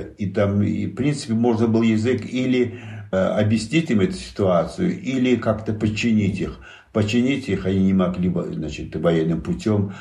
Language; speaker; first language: Russian; non-native, local second language; Tajik